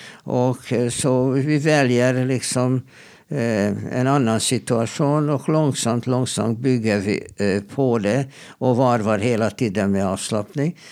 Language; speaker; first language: Swedish; non-native, fluent; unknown